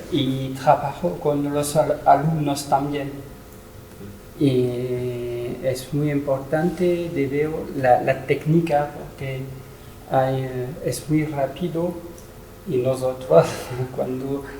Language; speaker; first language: Spanish; non-native, learner; French